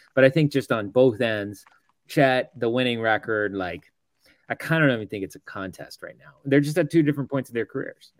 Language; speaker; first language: English; native; English